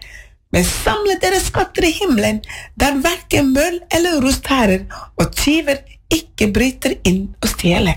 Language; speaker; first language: Norwegian; non-native, fluent; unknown